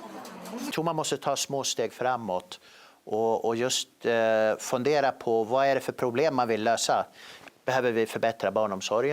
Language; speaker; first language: Swedish; native; Swedish